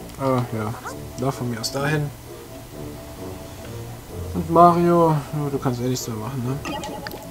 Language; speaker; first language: German; native; German